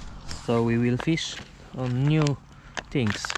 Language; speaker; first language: English; non-native, learner; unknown